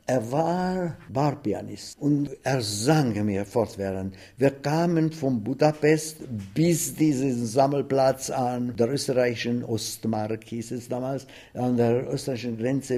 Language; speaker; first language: German; non-native, fluent; Hungarian